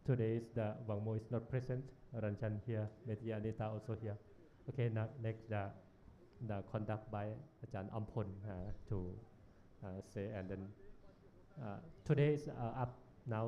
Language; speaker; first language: English; non-native, learner; Thai